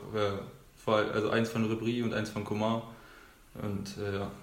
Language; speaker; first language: German; native; German